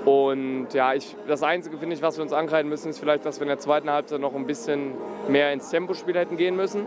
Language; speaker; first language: German; native; German